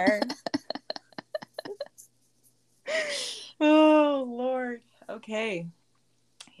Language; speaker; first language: English; native; English